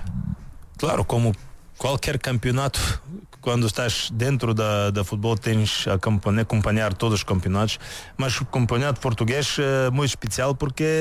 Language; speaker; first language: Portuguese; non-native, learner; Bulgarian